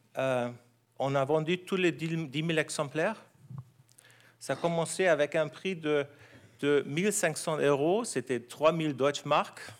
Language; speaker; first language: French; non-native, fluent; German